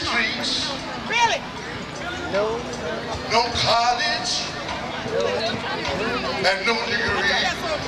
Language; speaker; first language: English; native; English